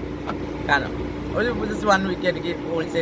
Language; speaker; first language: Malayalam; non-native, learner; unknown